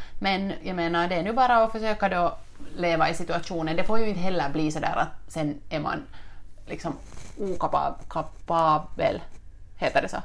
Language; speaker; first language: Swedish; non-native, local second language; Finnish